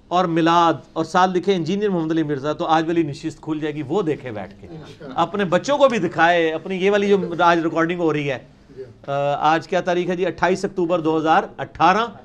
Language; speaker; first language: Urdu; non-native, local second language; Punjabi